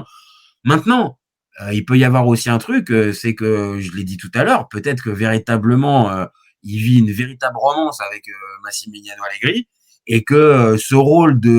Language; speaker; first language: French; native; French